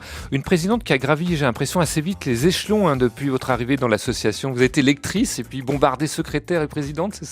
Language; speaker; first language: French; native; French